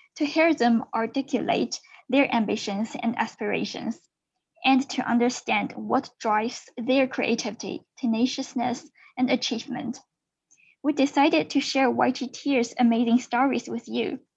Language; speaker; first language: English; non-native, fluent; Chinese